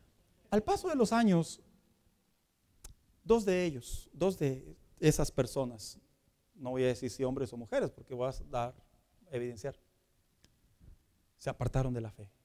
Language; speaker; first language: Spanish; native; Spanish